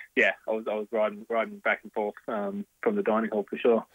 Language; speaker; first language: English; native; English